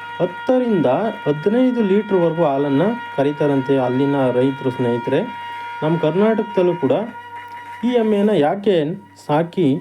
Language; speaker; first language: Kannada; native; Kannada